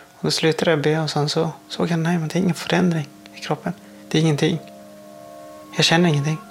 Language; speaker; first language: Swedish; non-native, fluent; Persian